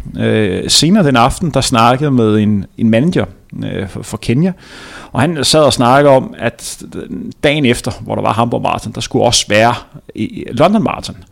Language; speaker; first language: Danish; native; Danish